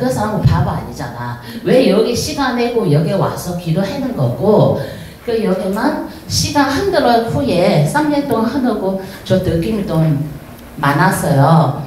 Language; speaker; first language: Korean; non-native, learner; Chinese